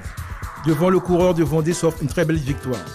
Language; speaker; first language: French; native; French